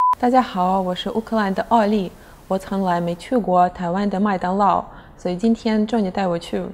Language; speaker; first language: Chinese; non-native, learner; Russian